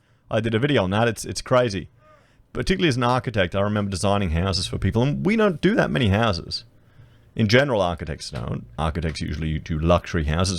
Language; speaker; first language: English; native; English